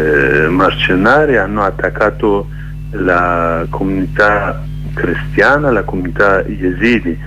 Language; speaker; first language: Italian; non-native, learner; Kurdish